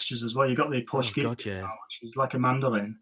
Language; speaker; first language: English; native; English